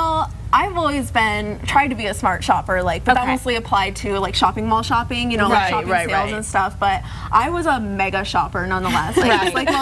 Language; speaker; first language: English; native; English